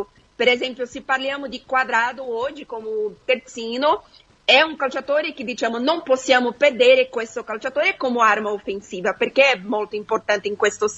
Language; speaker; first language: Italian; non-native, fluent; Portuguese